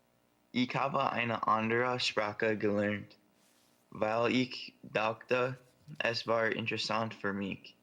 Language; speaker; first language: German; non-native, learner; English